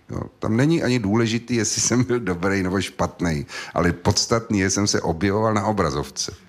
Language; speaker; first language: Czech; native; Czech